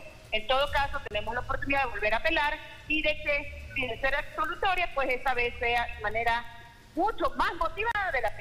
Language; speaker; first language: Spanish; native; Spanish